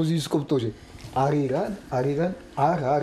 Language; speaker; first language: Russian; non-native, fluent; Georgian